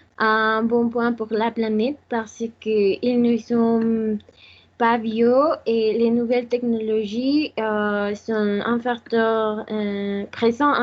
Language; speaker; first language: French; non-native, learner; Spanish